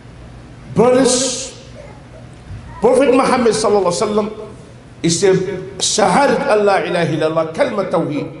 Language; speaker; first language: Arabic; non-native, fluent; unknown